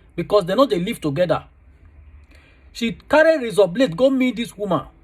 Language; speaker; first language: Nigerian Pidgin; native; Nigerian Pidgin